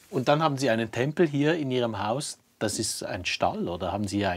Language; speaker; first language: German; native; German